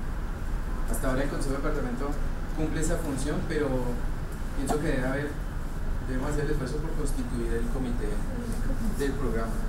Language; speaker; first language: Spanish; native; Spanish